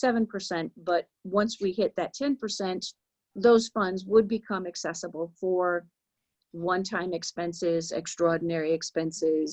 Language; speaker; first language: English; native; English